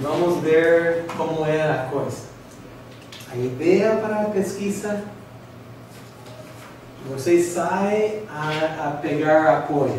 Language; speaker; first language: Portuguese; non-native, fluent; English